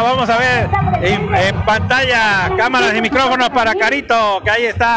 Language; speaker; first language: Spanish; native; Spanish